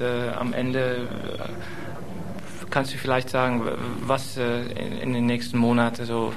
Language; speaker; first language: German; non-native, fluent; Dutch